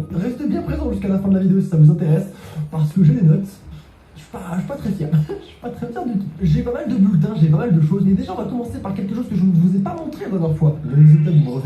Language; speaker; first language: French; native; French